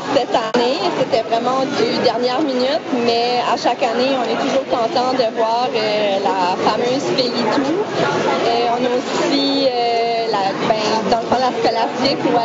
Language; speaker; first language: French; native; French